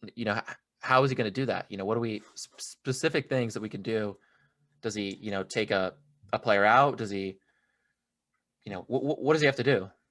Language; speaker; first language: English; native; English